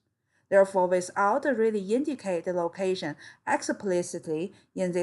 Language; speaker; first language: English; non-native, fluent; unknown